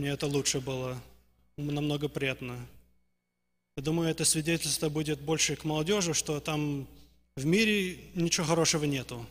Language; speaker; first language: Russian; early bilingual, heritage; Russian